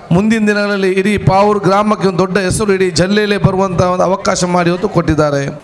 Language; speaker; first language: Kannada; non-native, local second language; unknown